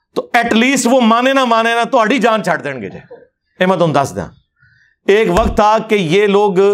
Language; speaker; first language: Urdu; non-native, local second language; Punjabi